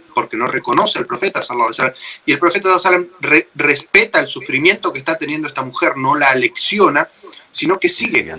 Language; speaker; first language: Spanish; native; Spanish